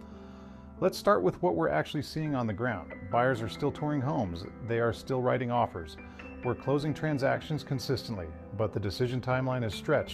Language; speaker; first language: English; native; English